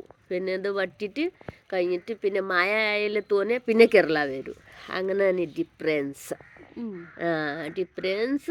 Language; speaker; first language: Malayalam; non-native, learner; Hindi